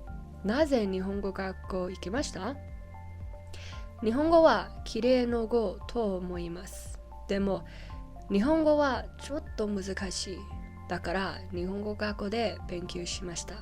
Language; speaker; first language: Japanese; non-native, learner; English